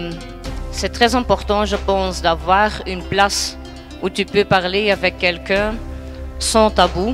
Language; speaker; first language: French; non-native, fluent; Dutch